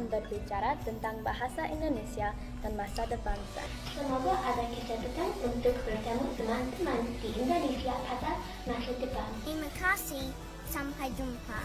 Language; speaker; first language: Indonesian; non-native, learner; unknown